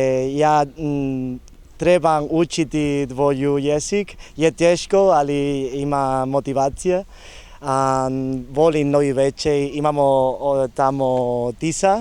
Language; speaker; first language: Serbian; non-native, learner; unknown